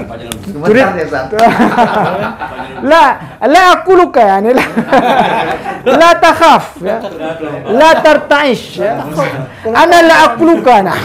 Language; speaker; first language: Arabic; non-native, fluent; Indonesian